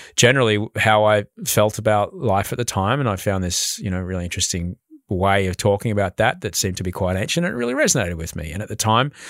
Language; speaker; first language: English; native; English